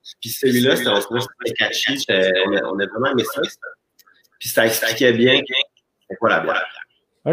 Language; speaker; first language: French; native; French